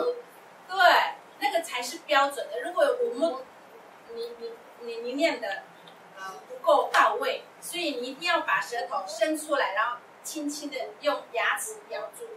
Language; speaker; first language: Chinese; non-native, local second language; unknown